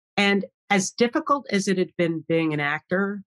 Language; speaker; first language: English; native; English